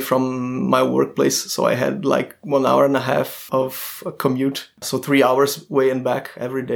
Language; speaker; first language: English; non-native, fluent; Portuguese